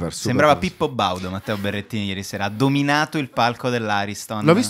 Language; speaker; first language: Italian; native; Italian